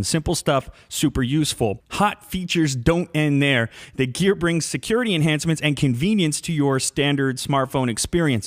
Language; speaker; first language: English; native; English